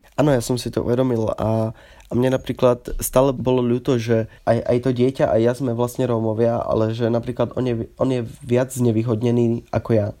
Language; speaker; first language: Slovak; native; Slovak